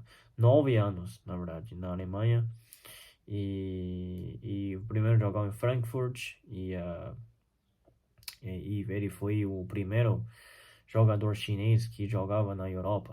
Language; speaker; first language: Portuguese; non-native, fluent; Chinese